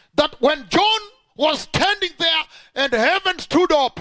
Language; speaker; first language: English; non-native, local second language; Luo (Kenya and Tanzania)